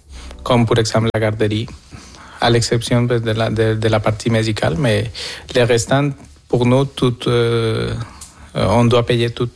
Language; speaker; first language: French; non-native, fluent; Spanish